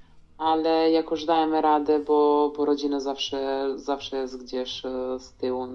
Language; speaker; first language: Polish; non-native, fluent; Serbian